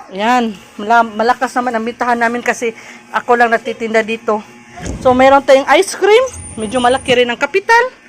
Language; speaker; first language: Filipino; non-native, local second language; Cebuano